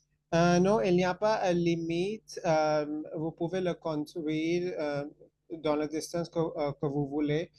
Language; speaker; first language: French; non-native, fluent; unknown